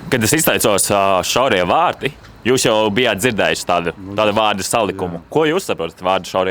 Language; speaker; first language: Latvian; native; Latvian